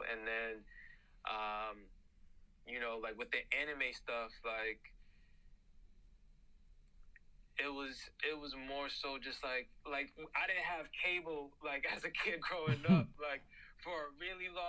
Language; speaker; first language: English; native; English